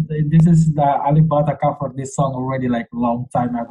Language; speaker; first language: English; non-native, learner; Indonesian